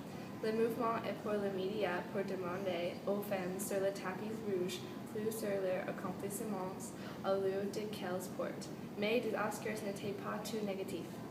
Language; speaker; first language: French; non-native, learner; English